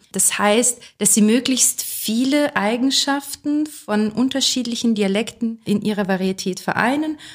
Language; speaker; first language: German; early bilingual, other home language; Russian